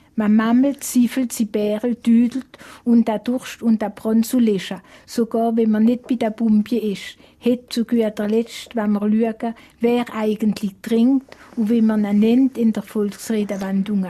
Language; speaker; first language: German; non-native, local second language; Swiss German